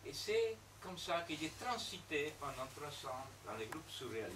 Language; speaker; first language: French; non-native, fluent; Spanish